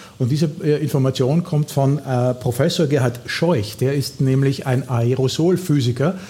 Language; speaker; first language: German; native; German